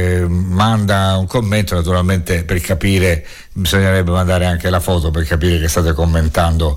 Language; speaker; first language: Italian; native; Italian